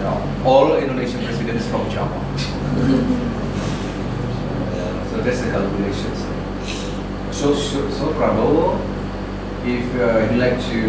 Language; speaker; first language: English; non-native, learner; Indonesian